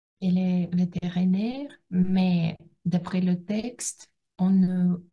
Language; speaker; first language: French; non-native, learner; Russian